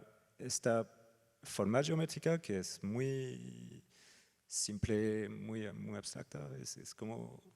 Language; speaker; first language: Spanish; non-native, fluent; French